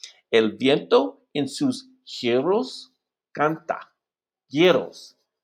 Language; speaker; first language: Spanish; non-native, learner; English